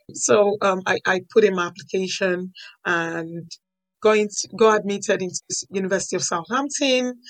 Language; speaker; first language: English; non-native, local second language; Yoruba